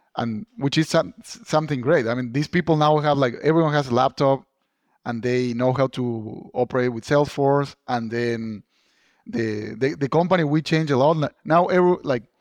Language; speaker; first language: English; non-native, fluent; Spanish